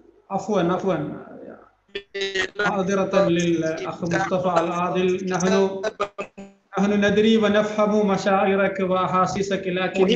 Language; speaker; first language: Arabic; non-native, fluent; Malayalam